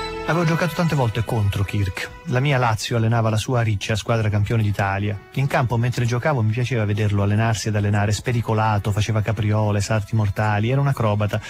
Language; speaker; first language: Italian; native; Italian